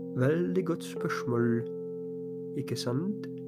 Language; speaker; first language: Norwegian; non-native, fluent; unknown